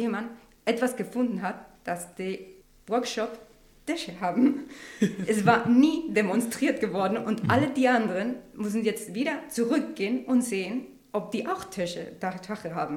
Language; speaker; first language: German; non-native, learner; Spanish